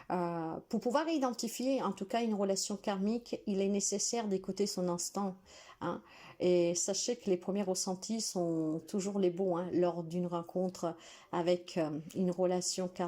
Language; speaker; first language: French; non-native, fluent; Italian